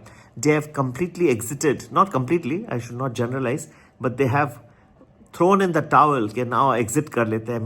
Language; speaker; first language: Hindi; native; Hindi